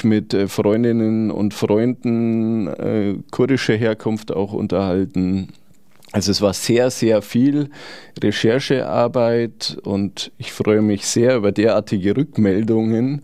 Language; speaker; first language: German; native; German